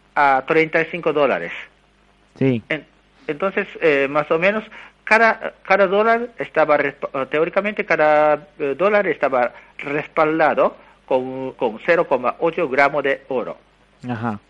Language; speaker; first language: Spanish; non-native, fluent; Japanese